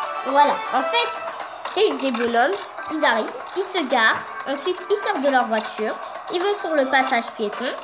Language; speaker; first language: French; native; French